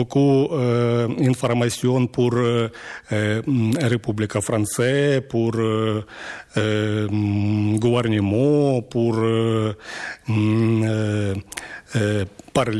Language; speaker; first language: French; non-native, learner; Ukrainian